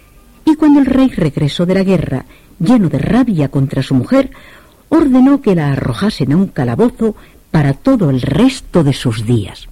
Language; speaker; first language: Spanish; native; Spanish